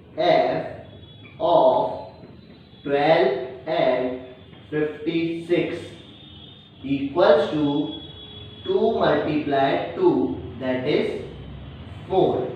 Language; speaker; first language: English; non-native, local second language; Hindi